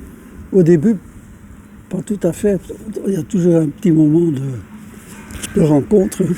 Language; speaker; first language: French; non-native, local second language; Dutch